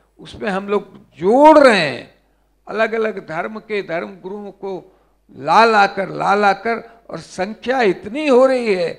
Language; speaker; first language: Hindi; native; Hindi